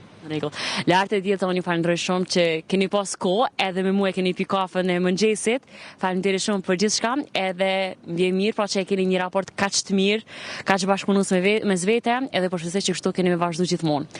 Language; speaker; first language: Albanian; native; Albanian